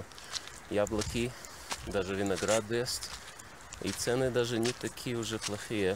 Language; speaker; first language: Russian; early bilingual, heritage; Russian